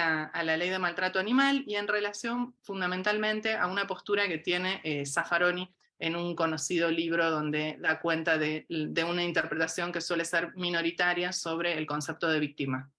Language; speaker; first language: Spanish; native; Spanish